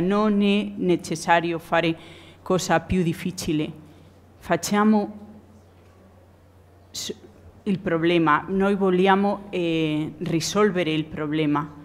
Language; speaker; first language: Italian; non-native, learner; Spanish